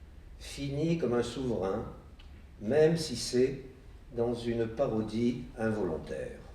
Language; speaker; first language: French; native; French